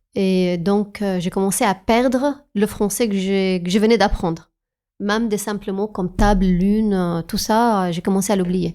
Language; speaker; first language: French; non-native, fluent; Arabic